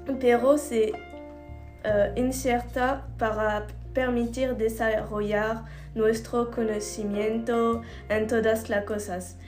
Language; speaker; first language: Spanish; non-native, learner; French